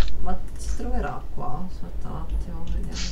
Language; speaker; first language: Italian; native; Italian